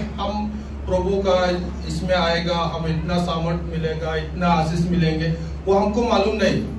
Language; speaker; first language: Hindi; non-native, local second language; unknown